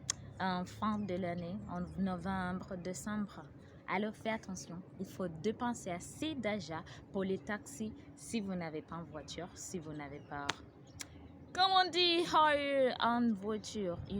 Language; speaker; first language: French; non-native, learner; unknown